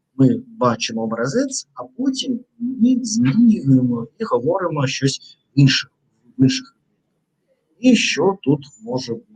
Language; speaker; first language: Ukrainian; non-native, local second language; Russian